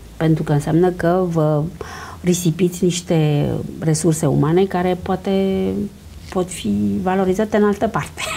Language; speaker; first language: Romanian; early bilingual, heritage; Romanian